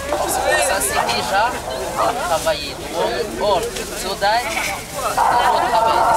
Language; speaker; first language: French; non-native, learner; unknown